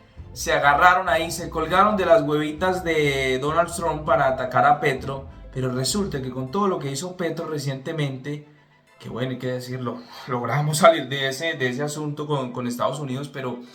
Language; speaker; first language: Spanish; native; Spanish